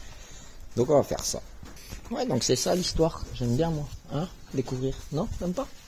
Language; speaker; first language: French; native; French